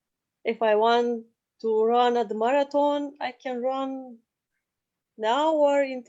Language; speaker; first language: English; non-native, learner; Romanian